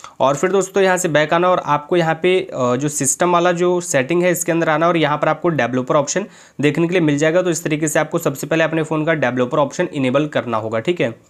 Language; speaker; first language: Hindi; native; Hindi